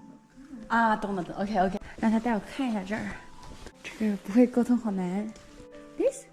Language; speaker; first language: Chinese; native; Chinese